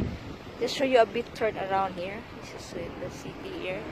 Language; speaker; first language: English; non-native, local second language; Cebuano